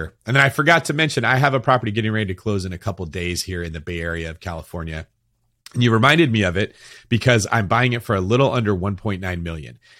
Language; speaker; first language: English; native; English